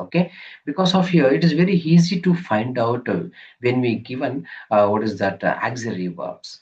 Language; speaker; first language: English; non-native, local second language; Kannada